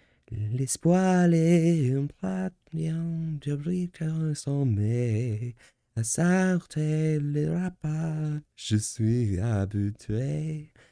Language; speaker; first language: French; non-native, learner; English